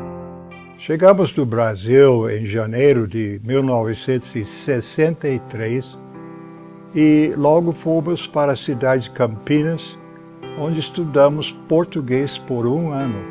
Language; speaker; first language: Portuguese; non-native, fluent; English